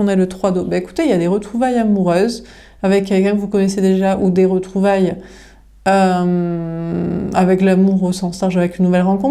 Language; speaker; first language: French; native; French